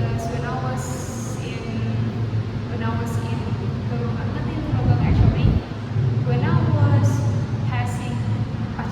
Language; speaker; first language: English; non-native, learner; Indonesian